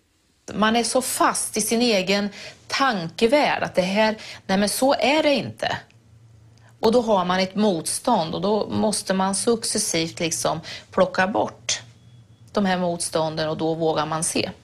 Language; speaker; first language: Swedish; native; Swedish